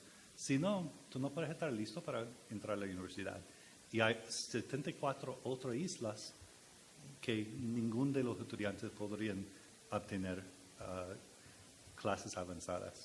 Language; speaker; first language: Spanish; non-native, learner; English